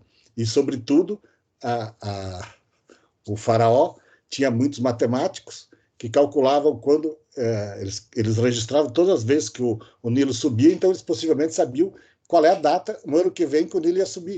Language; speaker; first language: Portuguese; native; Portuguese